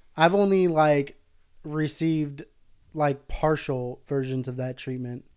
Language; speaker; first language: English; early bilingual, other home language; Spanish